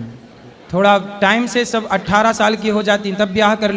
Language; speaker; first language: Hindi; native; Hindi